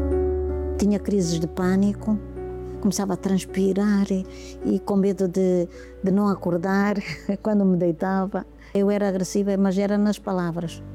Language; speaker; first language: Portuguese; native; Portuguese